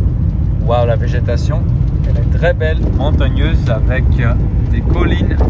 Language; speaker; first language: French; non-native, fluent; German